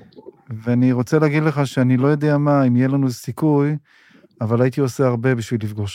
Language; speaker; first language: Hebrew; native; Hebrew